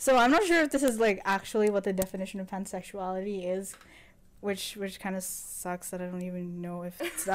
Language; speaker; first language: English; non-native, local second language; Filipino